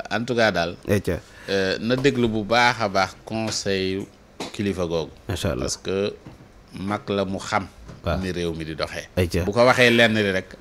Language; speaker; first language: Wolof; native; Wolof